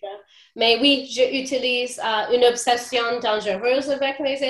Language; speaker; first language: French; non-native, fluent; English